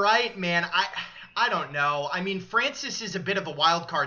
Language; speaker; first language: English; native; English